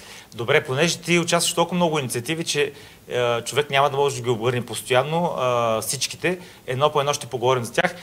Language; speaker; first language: Bulgarian; native; Bulgarian